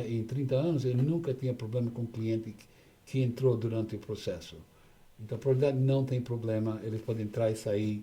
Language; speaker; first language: Portuguese; non-native, fluent; English